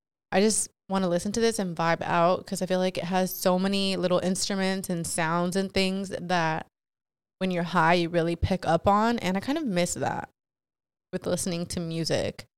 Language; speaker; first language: English; early bilingual, other home language; Spanish